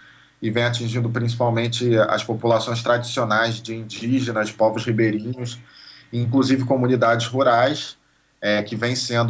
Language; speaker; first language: Portuguese; native; Portuguese